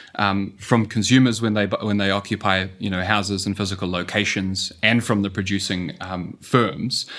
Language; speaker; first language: English; native; English